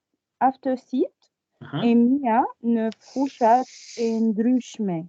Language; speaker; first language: Albanian; non-native, learner; Arabic